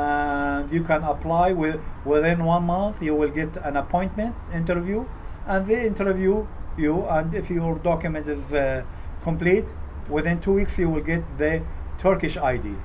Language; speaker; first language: English; non-native, fluent; Arabic